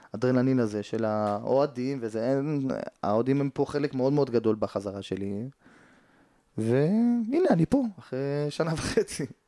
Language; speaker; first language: Hebrew; native; Hebrew